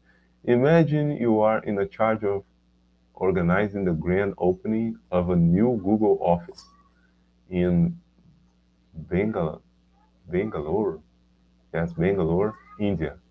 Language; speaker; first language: English; non-native, learner; Portuguese